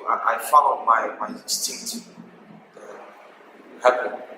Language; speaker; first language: English; non-native, learner; Portuguese